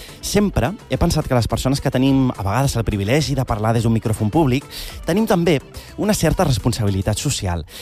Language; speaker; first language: Catalan; early bilingual, other home language; Arabic